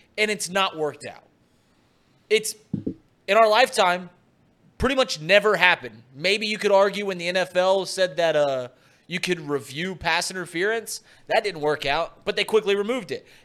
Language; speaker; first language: English; native; English